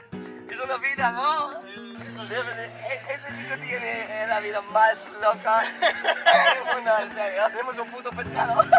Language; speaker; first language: Spanish; non-native, learner; English